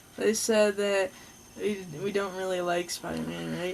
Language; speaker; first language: English; native; English